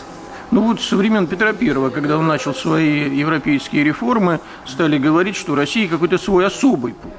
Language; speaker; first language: Russian; native; Russian